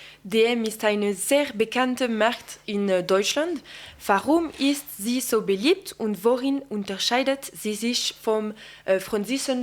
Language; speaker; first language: German; non-native, learner; French